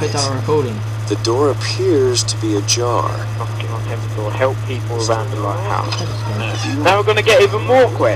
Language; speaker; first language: English; native; English